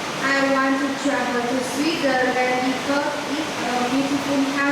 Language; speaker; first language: English; non-native, learner; Vietnamese